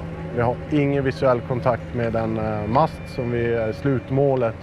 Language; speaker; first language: Swedish; native; Swedish